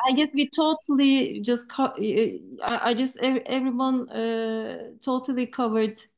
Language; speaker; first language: English; non-native, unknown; Turkish